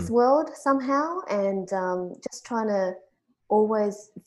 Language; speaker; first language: English; native; English